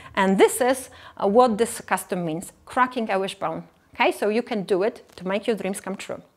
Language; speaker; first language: English; non-native, fluent; Polish